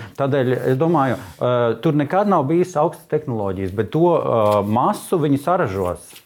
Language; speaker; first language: Latvian; native; Latvian